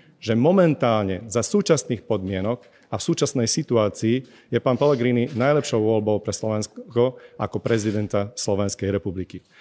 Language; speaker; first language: Slovak; non-native, local second language; Hungarian